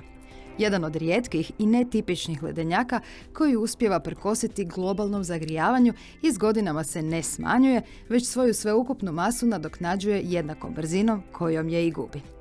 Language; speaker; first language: Croatian; native; Croatian